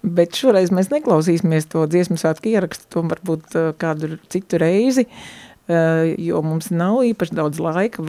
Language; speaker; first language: Latvian; native; Latvian